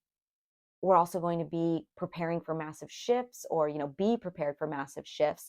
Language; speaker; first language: English; native; English